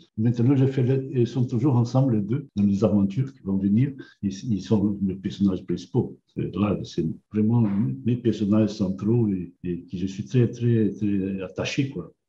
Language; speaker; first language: French; non-native, fluent; Portuguese